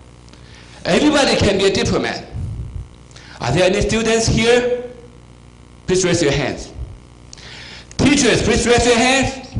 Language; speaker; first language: English; non-native, fluent; Chinese